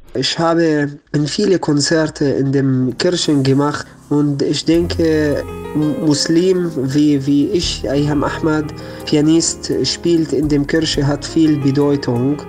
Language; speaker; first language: German; non-native, learner; Arabic